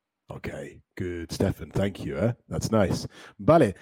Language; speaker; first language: English; native; English